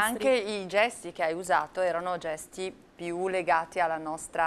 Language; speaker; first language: Italian; native; Italian